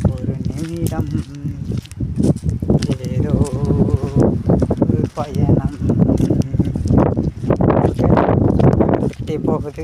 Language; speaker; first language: Tamil; native; Tamil